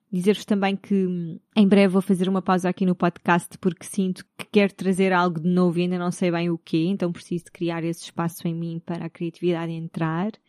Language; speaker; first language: Portuguese; native; Portuguese